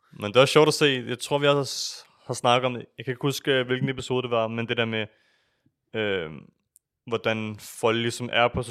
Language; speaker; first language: Danish; early bilingual, other home language; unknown